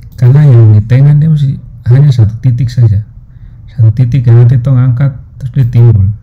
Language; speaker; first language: Indonesian; native; Indonesian